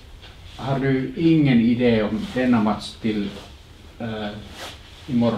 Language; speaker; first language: Swedish; non-native, local second language; Finnish